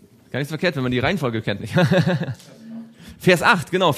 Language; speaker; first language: German; native; German